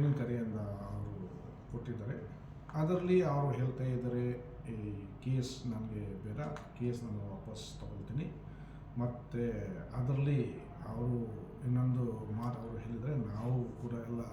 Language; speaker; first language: Kannada; non-native, fluent; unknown